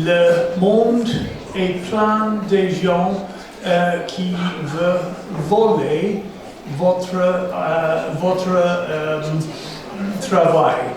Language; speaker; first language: French; non-native, fluent; English